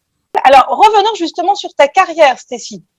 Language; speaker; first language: French; native; French